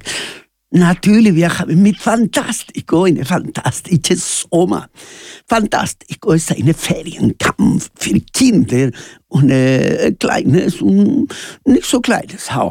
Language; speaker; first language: German; non-native, learner; Spanish